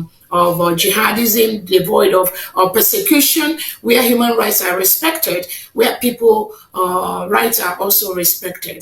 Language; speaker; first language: English; non-native, local second language; Igbo